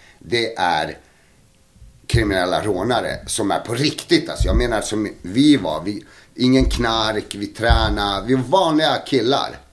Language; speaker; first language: Swedish; early bilingual, other home language; Bosnian